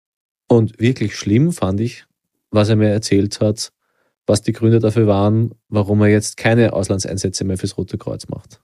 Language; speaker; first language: German; native; German